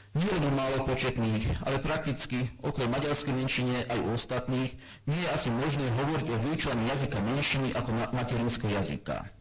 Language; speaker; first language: Slovak; non-native, local second language; German